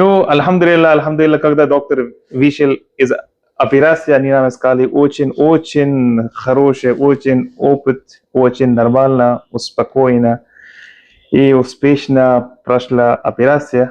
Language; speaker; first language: Russian; non-native, learner; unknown